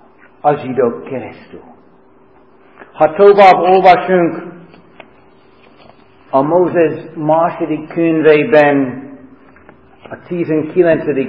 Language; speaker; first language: Hungarian; non-native, fluent; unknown